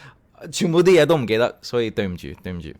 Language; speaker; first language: Cantonese; early bilingual, heritage; Cantonese